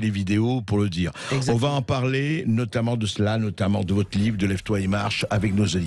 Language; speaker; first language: French; native; French